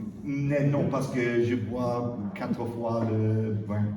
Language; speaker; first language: French; non-native, learner; English